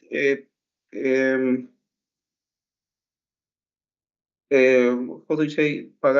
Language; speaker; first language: English; non-native, learner; Spanish